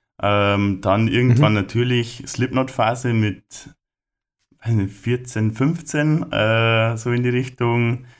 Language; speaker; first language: German; native; German